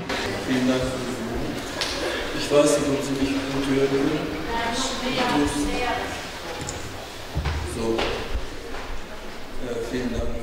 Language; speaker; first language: German; non-native, fluent; Turkish